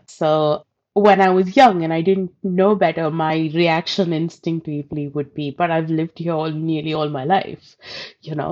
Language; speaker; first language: English; non-native, local second language; Telugu